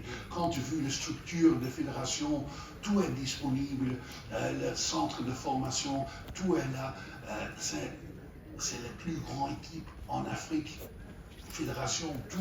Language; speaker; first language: French; non-native, learner; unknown